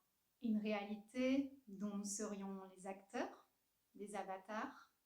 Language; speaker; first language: French; native; French